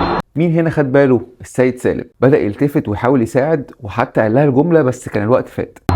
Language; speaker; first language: Arabic; native; Arabic